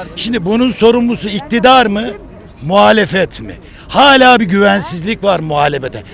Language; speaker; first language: Turkish; native; Turkish